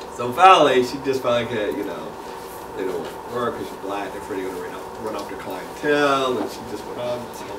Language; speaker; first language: English; native; English